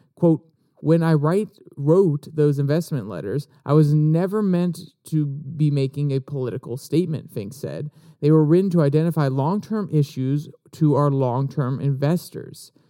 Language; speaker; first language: English; native; English